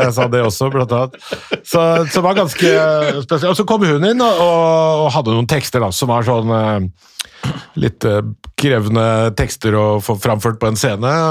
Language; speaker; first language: Norwegian; early bilingual, other home language; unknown